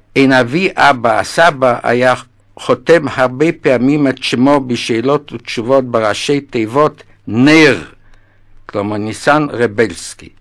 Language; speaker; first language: Hebrew; non-native, fluent; Yiddish